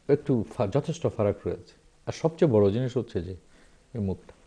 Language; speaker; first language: Bangla; native; Bangla